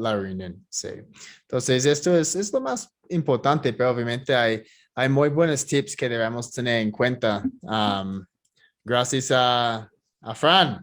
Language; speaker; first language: Spanish; non-native, fluent; English